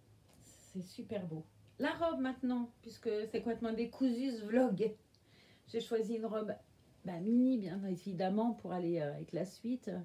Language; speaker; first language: French; native; French